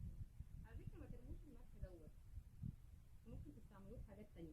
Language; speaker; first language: Arabic; native; Arabic